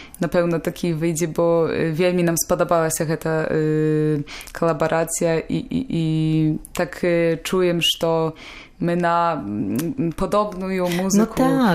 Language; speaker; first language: Polish; non-native, local second language; Belarusian